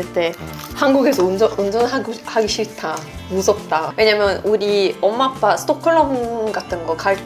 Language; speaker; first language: Korean; non-native, fluent; Swedish